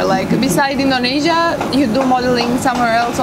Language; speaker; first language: English; non-native, fluent; Romanian